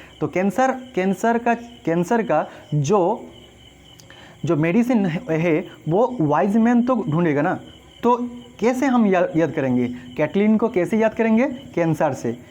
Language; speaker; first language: Hindi; non-native, local second language; Bangla